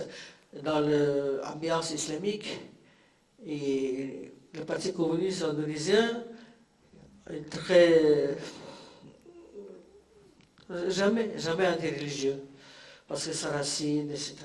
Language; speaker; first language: French; non-native, fluent; Indonesian